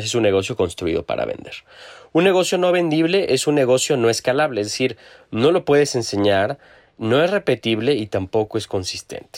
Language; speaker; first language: Spanish; native; Spanish